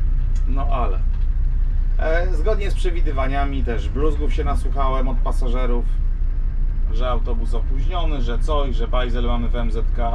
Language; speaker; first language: Polish; native; Polish